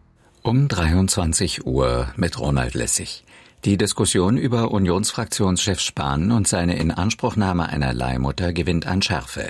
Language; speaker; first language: German; native; German